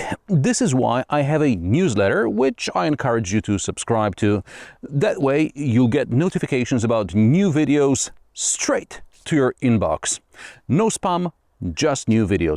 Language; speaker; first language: English; non-native, fluent; Polish